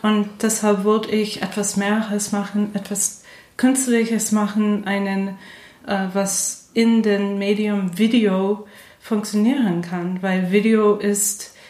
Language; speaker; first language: German; non-native, fluent; English